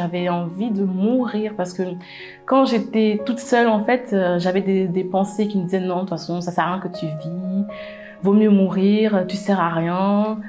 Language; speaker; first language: French; native; French